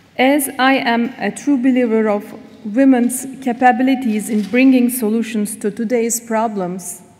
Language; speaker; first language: English; non-native, fluent; Turkish